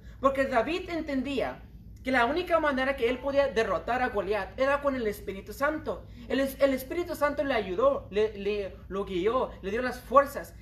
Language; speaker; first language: Spanish; early bilingual, heritage; Spanish